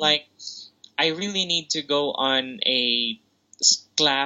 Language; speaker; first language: English; non-native, local second language; Filipino